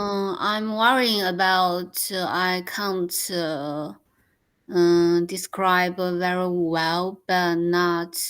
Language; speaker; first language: English; non-native, learner; Chinese